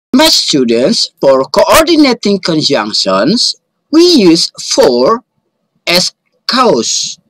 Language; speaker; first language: English; non-native, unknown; Indonesian